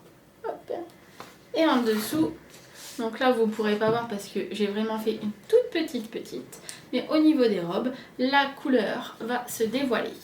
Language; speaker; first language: French; native; French